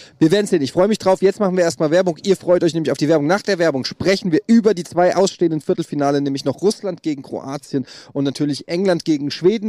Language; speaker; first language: German; native; German